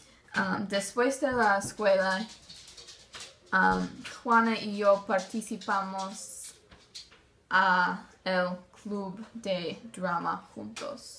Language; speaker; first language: Spanish; non-native, learner; English